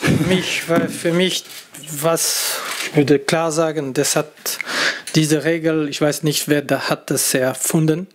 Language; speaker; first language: German; non-native, fluent; French